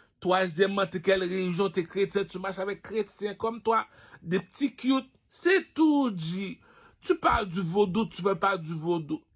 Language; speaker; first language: French; non-native, local second language; Haitian Creole